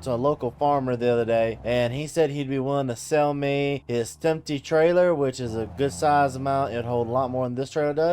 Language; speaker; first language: English; native; English